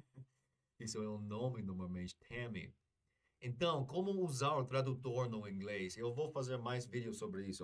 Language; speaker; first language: Portuguese; non-native, fluent; English